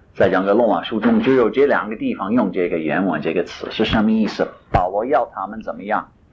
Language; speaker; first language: Chinese; non-native, fluent; English